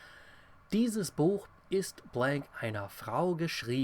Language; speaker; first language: German; non-native, fluent; English